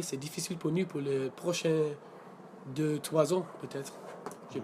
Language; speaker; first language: French; non-native, learner; English